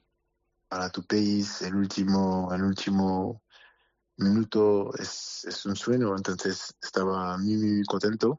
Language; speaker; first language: Spanish; non-native, learner; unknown